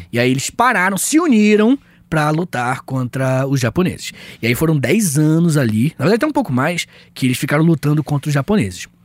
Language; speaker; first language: Portuguese; native; Portuguese